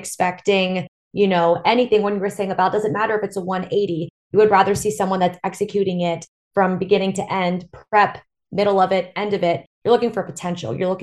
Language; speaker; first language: English; native; English